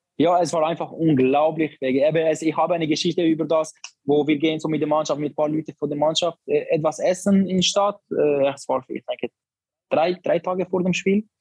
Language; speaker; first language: German; non-native, learner; Albanian